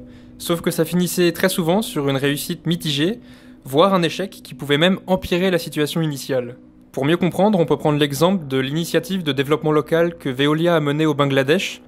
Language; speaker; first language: French; native; French